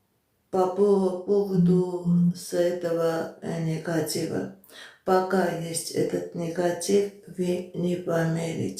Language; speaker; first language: Russian; non-native, local second language; Armenian